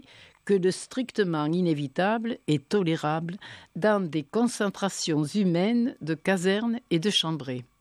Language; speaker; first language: French; native; French